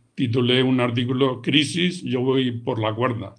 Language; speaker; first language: Spanish; native; Spanish